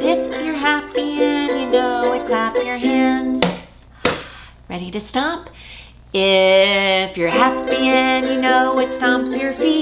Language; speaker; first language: English; native; English